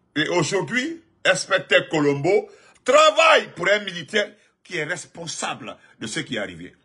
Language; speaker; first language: French; non-native, local second language; Fula